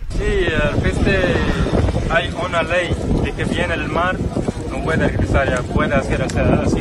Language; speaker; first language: Spanish; non-native, learner; Arabic